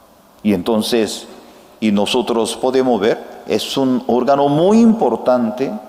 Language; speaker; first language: Spanish; non-native, fluent; Korean